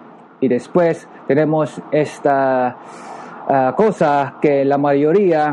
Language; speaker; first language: Spanish; non-native, learner; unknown